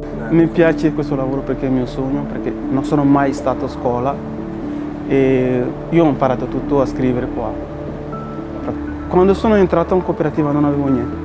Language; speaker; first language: Italian; non-native, learner; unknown